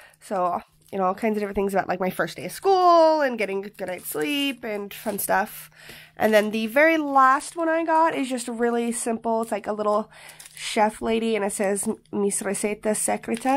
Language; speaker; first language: English; native; English